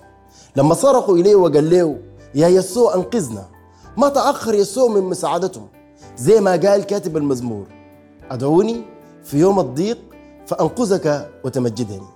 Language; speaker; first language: Arabic; native; Arabic